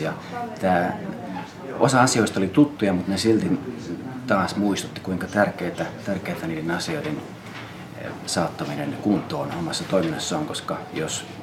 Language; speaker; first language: Finnish; native; Finnish